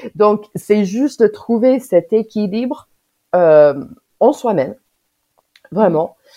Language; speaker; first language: French; non-native, fluent; English